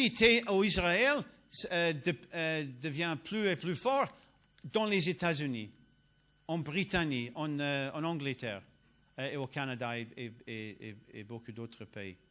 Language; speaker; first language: French; non-native, learner; English